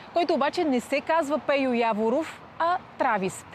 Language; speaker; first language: Bulgarian; native; Bulgarian